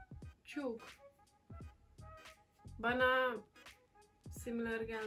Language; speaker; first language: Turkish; non-native, learner; Hungarian